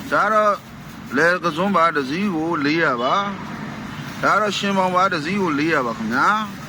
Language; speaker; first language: Burmese; native; Burmese